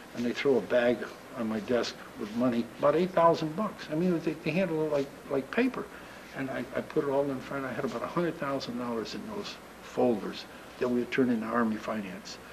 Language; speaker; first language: English; native; English